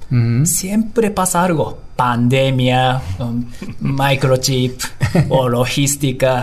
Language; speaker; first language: Spanish; non-native, learner; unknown